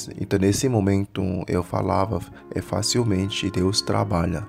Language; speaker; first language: Portuguese; non-native, fluent; Korean